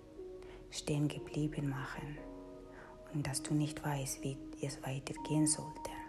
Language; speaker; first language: German; non-native, fluent; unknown